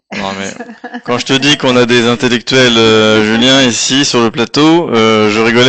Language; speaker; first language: French; native; French